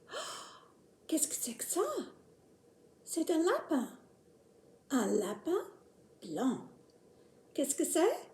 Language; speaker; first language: French; non-native, fluent; English